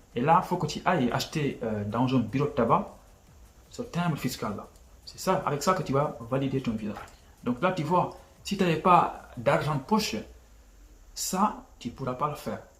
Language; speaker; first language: French; non-native, local second language; Wolof